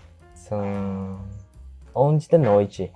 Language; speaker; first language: Portuguese; non-native, learner; Japanese